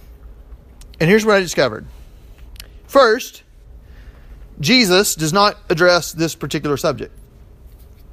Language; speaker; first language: English; native; English